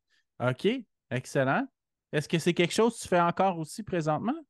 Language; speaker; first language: French; native; French